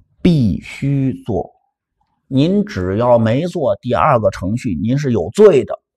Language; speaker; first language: Chinese; native; Chinese